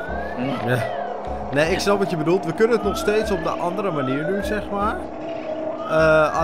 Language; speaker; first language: Dutch; native; Dutch